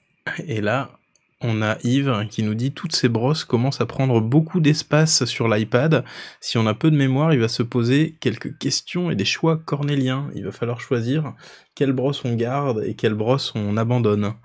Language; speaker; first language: French; native; French